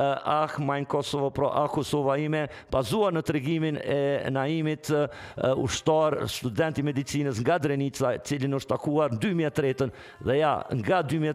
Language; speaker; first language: Albanian; native; Albanian